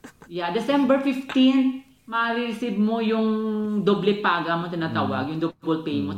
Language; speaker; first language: English; non-native, local second language; Hiligaynon